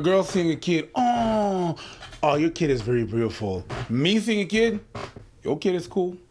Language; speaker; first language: English; native; English